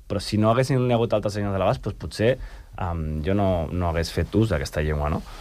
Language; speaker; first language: Catalan; early bilingual, other home language; Spanish